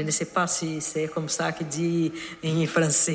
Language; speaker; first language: French; non-native, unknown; Portuguese